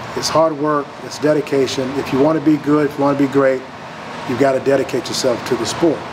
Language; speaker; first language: English; native; English